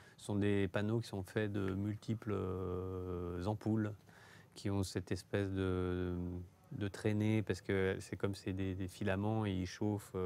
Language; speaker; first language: French; native; French